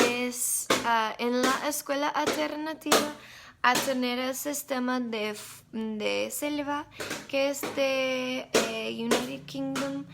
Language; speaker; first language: Spanish; non-native, learner; English